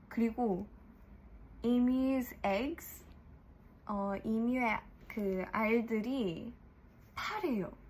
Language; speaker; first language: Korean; early bilingual, heritage; English